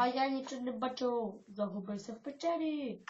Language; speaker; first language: Ukrainian; native; Ukrainian